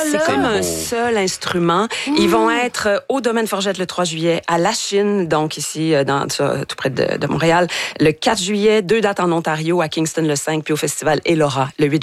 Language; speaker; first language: French; native; French